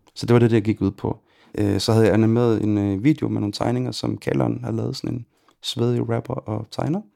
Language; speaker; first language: Danish; early bilingual, other home language; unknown